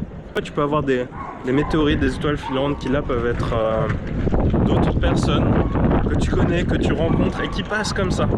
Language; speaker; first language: French; native; French